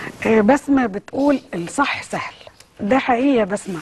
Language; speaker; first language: Arabic; native; Arabic